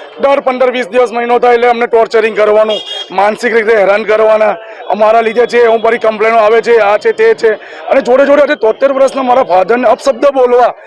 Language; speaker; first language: Gujarati; native; Gujarati